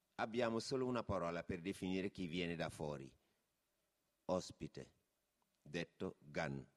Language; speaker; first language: Italian; non-native, fluent; Wolof